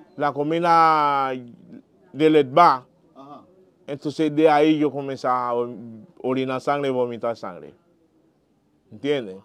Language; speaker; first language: Spanish; non-native, learner; Haitian Creole